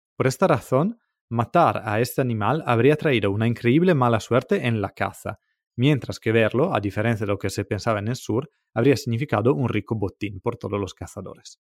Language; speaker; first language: Spanish; non-native, fluent; Italian